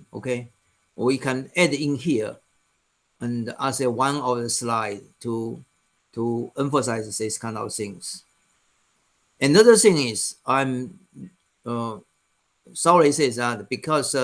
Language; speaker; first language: English; non-native, fluent; Chinese